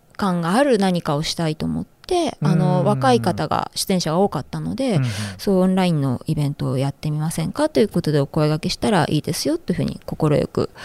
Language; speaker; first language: Japanese; native; Japanese